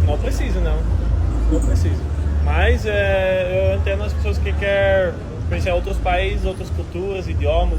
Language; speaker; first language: Portuguese; non-native, fluent; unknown